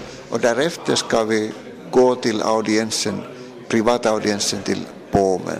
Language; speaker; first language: Swedish; non-native, local second language; Finnish